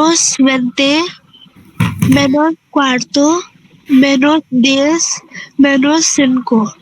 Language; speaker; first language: Spanish; non-native, learner; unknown